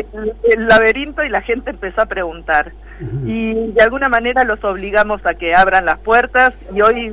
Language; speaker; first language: Spanish; native; Spanish